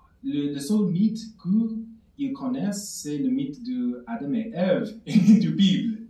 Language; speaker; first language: French; non-native, fluent; English